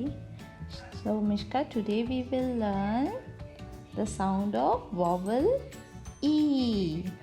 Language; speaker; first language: English; non-native, local second language; Hindi